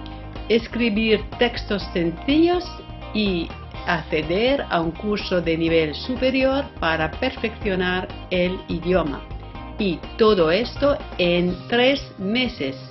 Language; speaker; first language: Spanish; non-native, fluent; Italian